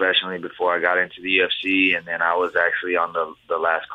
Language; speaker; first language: English; native; English